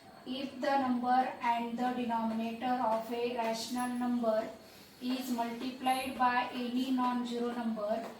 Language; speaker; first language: English; non-native, local second language; Marathi